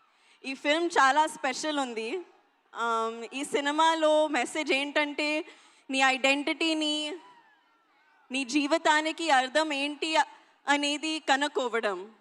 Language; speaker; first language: Telugu; non-native, local second language; Hindi